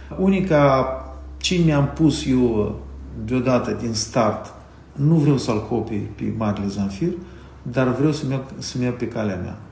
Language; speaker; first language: Romanian; native; Romanian